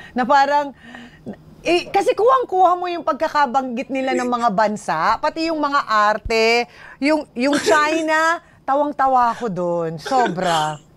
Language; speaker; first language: Filipino; native; Filipino